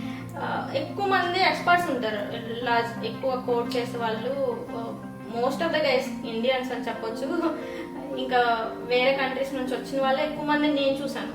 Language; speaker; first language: Telugu; native; Telugu